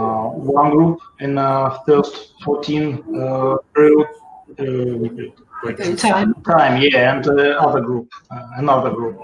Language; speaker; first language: English; non-native, learner; Russian